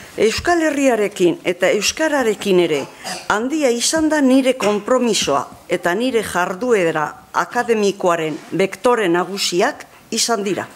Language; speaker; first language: Basque; native; Basque